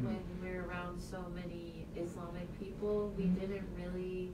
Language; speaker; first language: English; native; English